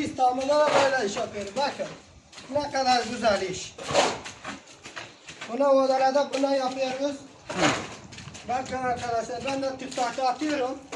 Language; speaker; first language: Turkish; non-native, learner; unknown